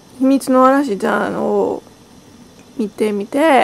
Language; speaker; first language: Japanese; non-native, learner; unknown